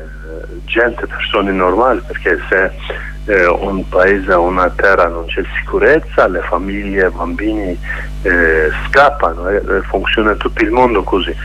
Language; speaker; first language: Italian; non-native, learner; Kurdish